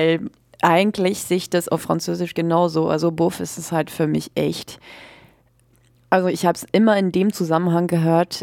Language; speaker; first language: German; native; German